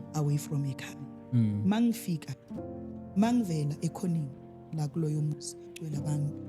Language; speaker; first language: Zulu; native; Zulu